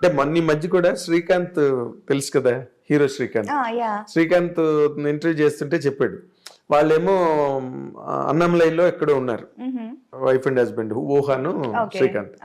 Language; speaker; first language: Telugu; native; Telugu